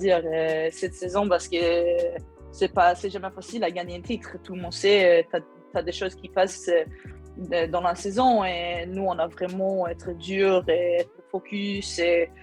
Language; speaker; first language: French; non-native, learner; Swedish